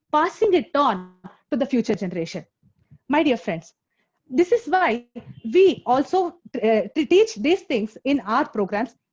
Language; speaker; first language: English; non-native, local second language; Kannada